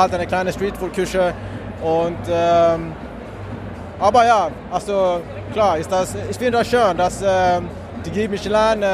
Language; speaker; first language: German; non-native, fluent; Swedish